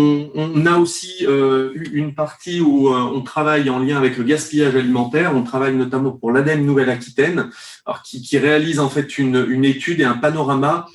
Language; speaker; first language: French; native; French